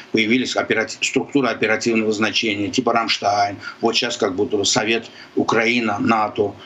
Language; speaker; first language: Russian; non-native, local second language; Azerbaijani